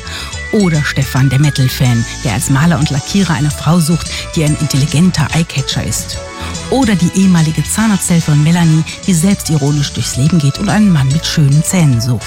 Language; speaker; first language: German; native; German